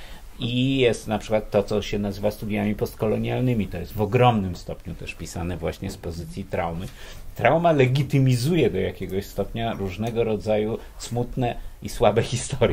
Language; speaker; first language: Polish; native; Polish